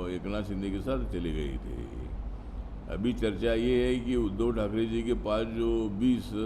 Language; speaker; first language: Hindi; non-native, local second language; Marathi